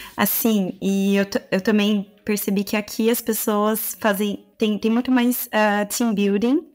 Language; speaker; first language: Portuguese; native; Portuguese